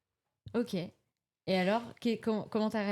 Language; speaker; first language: French; native; French